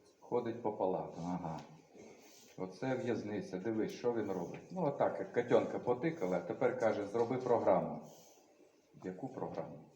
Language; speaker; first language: Ukrainian; native; Ukrainian